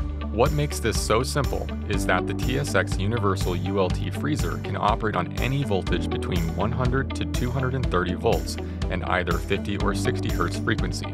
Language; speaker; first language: English; native; English